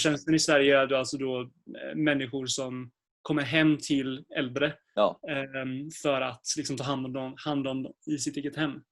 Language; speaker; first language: Swedish; native; Swedish